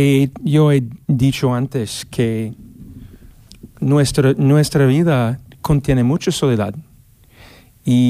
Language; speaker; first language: Spanish; non-native, learner; English